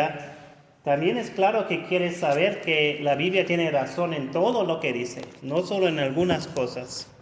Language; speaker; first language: Spanish; non-native, fluent; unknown